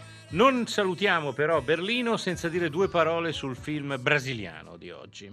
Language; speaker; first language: Italian; native; Italian